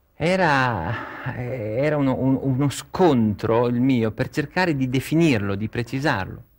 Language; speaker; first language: Italian; native; Italian